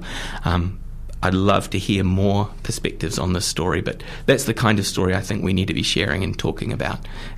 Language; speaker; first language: English; native; English